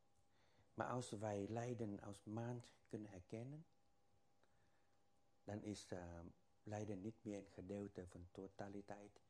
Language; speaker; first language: Dutch; non-native, fluent; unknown